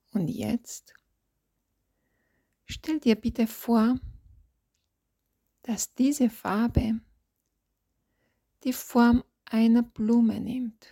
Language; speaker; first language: German; non-native, fluent; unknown